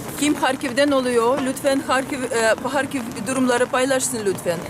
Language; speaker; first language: Turkish; non-native, fluent; Ukrainian